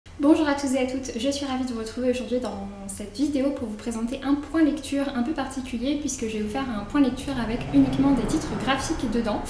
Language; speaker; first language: French; native; French